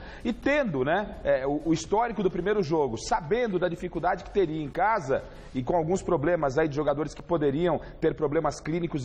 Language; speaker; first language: Portuguese; native; Portuguese